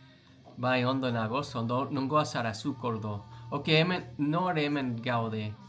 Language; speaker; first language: Basque; non-native, learner; English